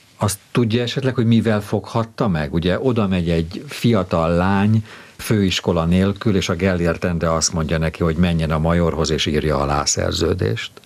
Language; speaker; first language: Hungarian; native; Hungarian